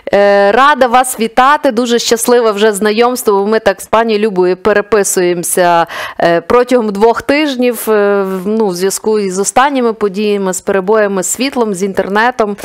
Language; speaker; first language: Ukrainian; native; Ukrainian